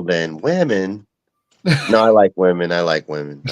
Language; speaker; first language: English; native; English